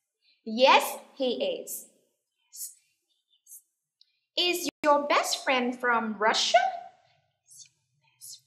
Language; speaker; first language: English; non-native, fluent; Vietnamese